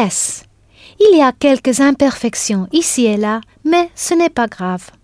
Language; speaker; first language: French; non-native, fluent; English